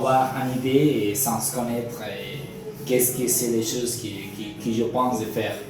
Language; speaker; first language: French; non-native, learner; Spanish